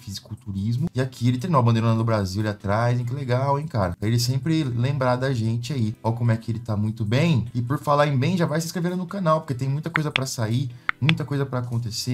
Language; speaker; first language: Portuguese; native; Portuguese